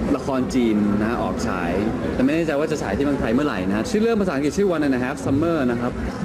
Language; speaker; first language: Thai; early bilingual, heritage; Thai